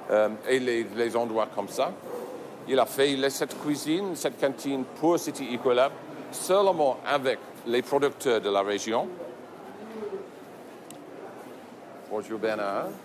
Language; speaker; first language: French; non-native, fluent; English